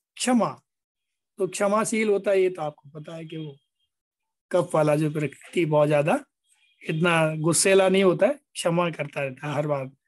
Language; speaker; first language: Hindi; native; Hindi